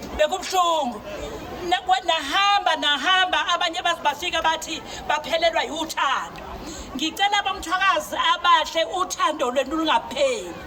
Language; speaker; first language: Zulu; native; Zulu